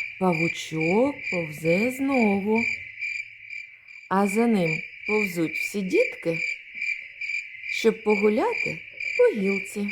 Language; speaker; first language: Ukrainian; native; Ukrainian